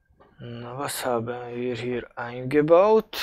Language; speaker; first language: German; non-native, fluent; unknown